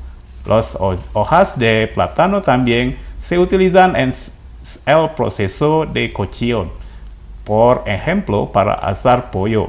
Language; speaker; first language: Spanish; non-native, fluent; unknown